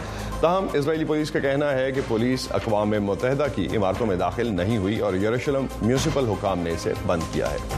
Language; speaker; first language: Urdu; native; Urdu